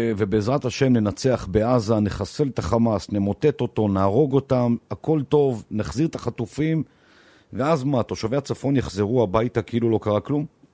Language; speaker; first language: Hebrew; native; Hebrew